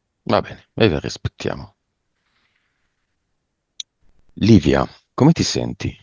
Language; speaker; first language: Italian; native; Italian